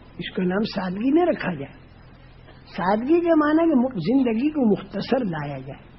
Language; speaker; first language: Urdu; non-native, local second language; Gujarati